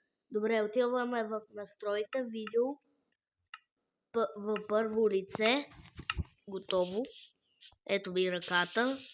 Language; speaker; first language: Bulgarian; native; Bulgarian